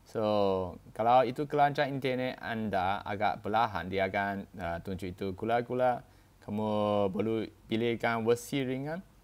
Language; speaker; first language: Malay; non-native, local second language; Chinese